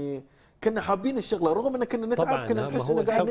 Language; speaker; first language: Arabic; native; Arabic